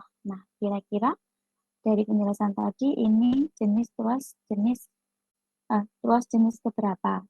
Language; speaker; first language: Indonesian; native; Indonesian